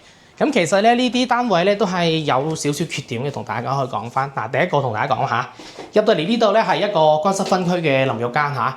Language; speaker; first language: Cantonese; native; Cantonese